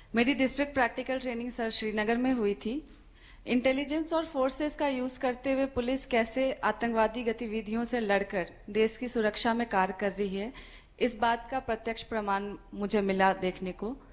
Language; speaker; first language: Hindi; native; Hindi